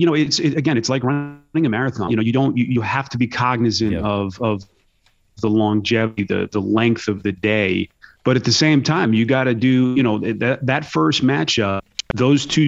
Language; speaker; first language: English; native; English